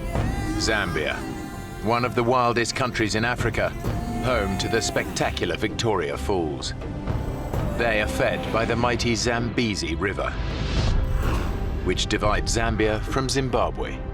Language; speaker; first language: English; native; English